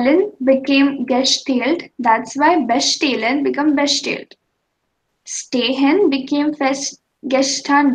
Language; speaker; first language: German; non-native, fluent; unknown